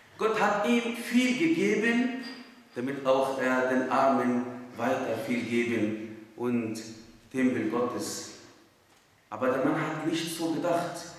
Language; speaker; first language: German; non-native, fluent; Arabic